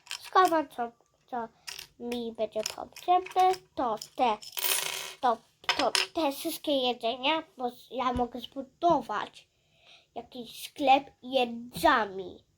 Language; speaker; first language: Polish; early bilingual, heritage; Polish